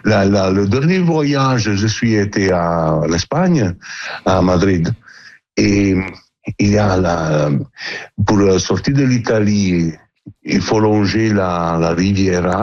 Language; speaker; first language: French; non-native, learner; Italian